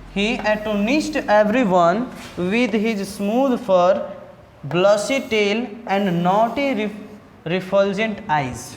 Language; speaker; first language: English; non-native, local second language; Hindi